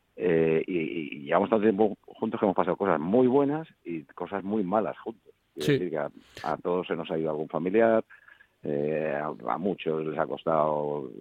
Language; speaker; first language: Spanish; native; Spanish